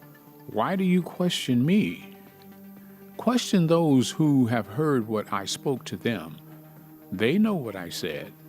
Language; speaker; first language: English; native; English